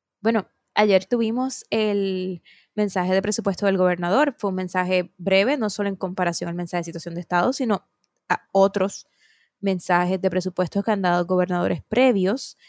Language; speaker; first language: Spanish; native; Spanish